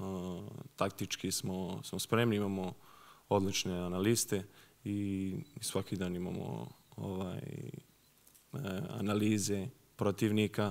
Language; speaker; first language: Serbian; early bilingual, heritage; Serbian